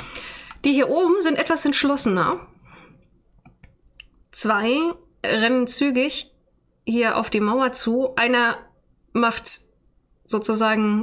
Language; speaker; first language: German; native; German